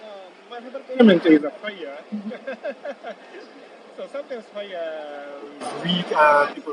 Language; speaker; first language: English; non-native, learner; Japanese